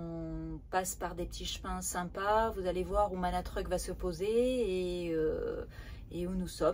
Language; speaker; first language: French; native; French